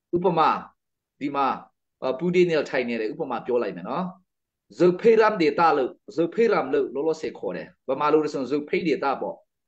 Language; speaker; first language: Burmese; non-native, local second language; Hakha Chin